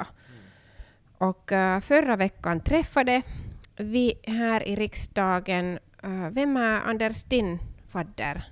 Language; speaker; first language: Swedish; non-native, local second language; Finnish